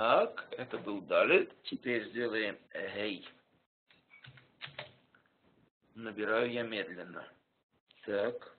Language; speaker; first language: Russian; native; Russian